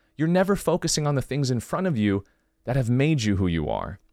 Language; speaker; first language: English; native; English